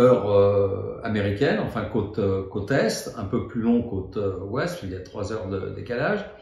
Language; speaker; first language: French; native; French